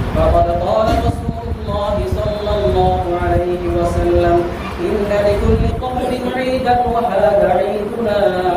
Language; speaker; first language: Arabic; non-native, fluent; Bangla